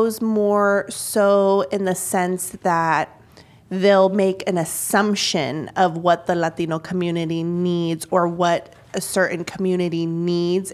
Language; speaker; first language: English; native; English